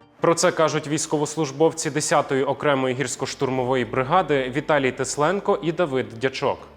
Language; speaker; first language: Ukrainian; native; Ukrainian